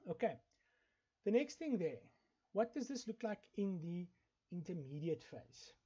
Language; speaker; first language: English; non-native, local second language; Afrikaans